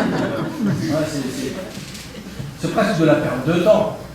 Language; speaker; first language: French; native; French